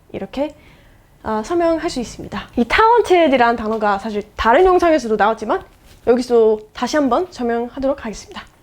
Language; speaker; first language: Korean; non-native, fluent; English